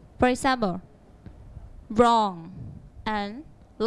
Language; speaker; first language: English; non-native, learner; Thai